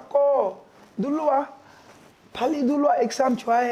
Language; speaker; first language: Korean; non-native, learner; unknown